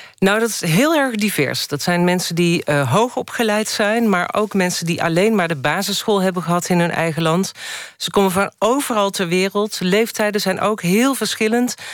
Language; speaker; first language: Dutch; native; Dutch